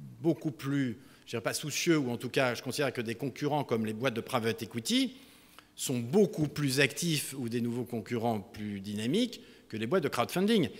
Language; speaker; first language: French; native; French